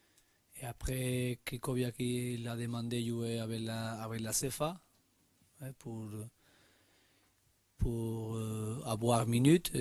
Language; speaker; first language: French; non-native, learner; Spanish